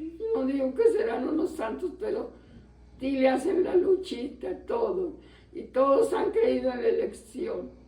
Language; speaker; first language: Spanish; native; Spanish